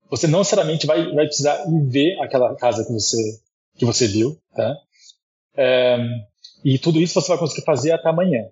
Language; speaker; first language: Portuguese; early bilingual, heritage; Portuguese